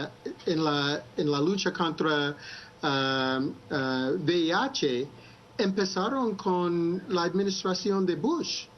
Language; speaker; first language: Spanish; non-native, fluent; English